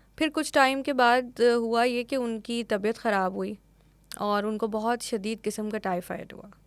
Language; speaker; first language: Urdu; native; Urdu